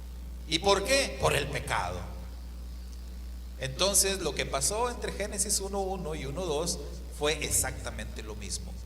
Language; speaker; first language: Spanish; native; Spanish